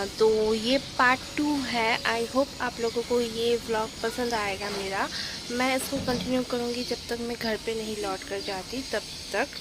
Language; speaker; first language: Hindi; non-native, local second language; Bangla